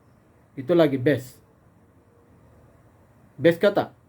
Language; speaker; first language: Indonesian; non-native, fluent; Bangla